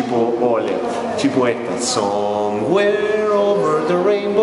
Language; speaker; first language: Portuguese; non-native, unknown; Spanish